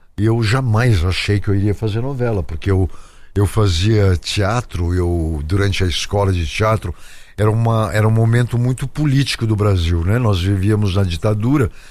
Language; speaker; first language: Portuguese; native; Portuguese